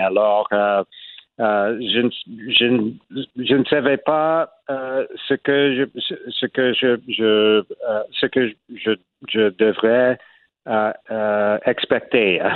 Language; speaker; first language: French; non-native, learner; English